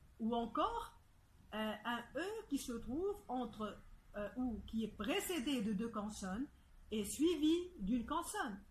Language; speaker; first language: French; non-native, fluent; Arabic